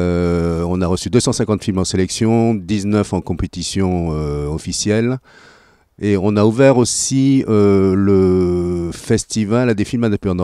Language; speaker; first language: French; native; French